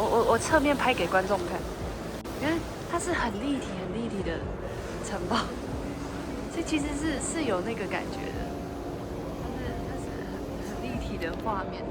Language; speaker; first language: Chinese; native; Chinese